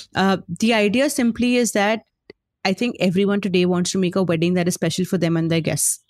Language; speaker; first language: English; non-native, local second language; Hindi